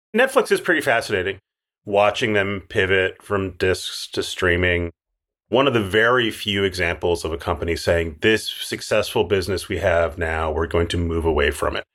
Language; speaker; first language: English; native; English